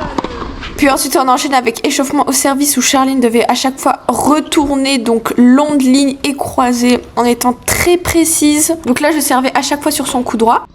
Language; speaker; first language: French; native; French